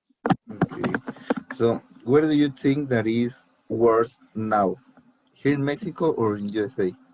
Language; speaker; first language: English; non-native, learner; Spanish